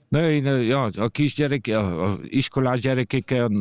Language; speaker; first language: Hungarian; early bilingual, heritage; Hungarian